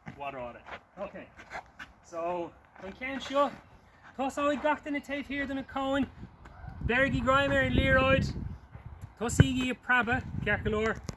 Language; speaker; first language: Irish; non-native, local second language; English